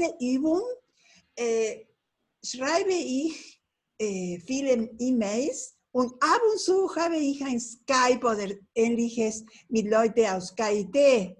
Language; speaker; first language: German; non-native, fluent; Spanish